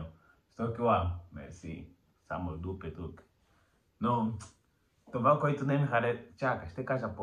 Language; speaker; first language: Bulgarian; non-native, learner; Portuguese